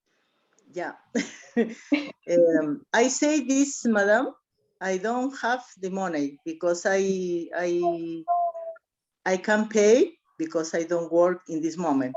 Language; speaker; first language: English; non-native, learner; Spanish